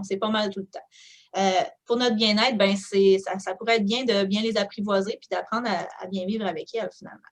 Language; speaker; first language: French; native; French